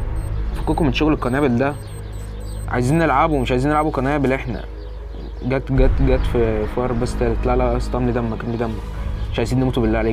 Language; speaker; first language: Arabic; native; Arabic